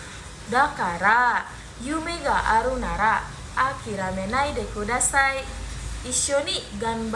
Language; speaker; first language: Japanese; non-native, learner; Indonesian